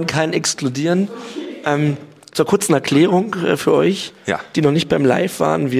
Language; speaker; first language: German; native; German